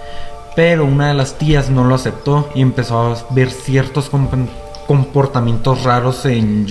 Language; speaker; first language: Spanish; native; Spanish